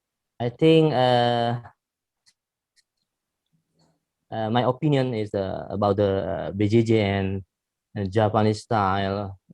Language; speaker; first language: English; non-native, learner; Indonesian